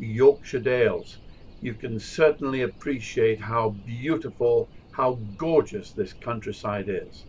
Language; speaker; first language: English; native; English